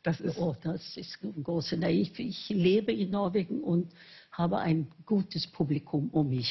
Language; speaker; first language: German; non-native, fluent; Norwegian